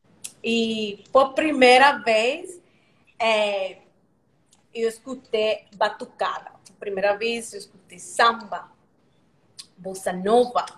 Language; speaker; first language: Portuguese; non-native, learner; Spanish